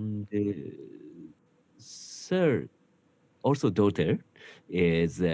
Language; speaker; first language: English; non-native, learner; Japanese